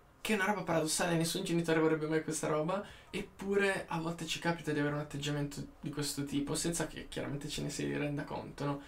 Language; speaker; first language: Italian; native; Italian